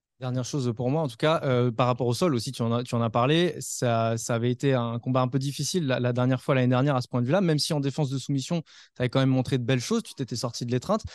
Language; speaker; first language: French; native; French